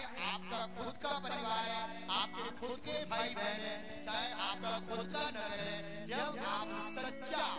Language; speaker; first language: Hindi; non-native, local second language; Punjabi